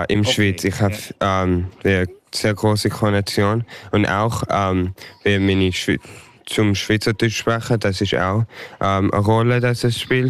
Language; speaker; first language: German; early bilingual, heritage; English